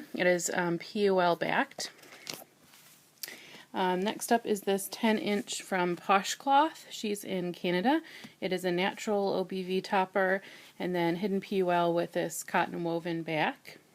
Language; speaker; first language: English; native; English